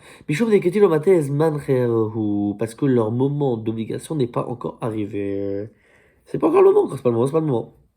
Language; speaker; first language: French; native; French